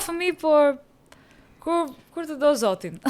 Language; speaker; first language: Albanian; non-native, learner; English